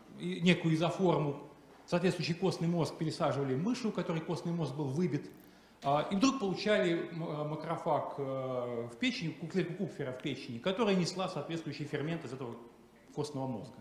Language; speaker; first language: Russian; native; Russian